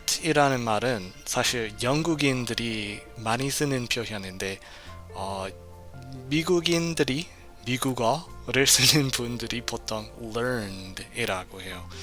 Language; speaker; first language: Korean; non-native, fluent; English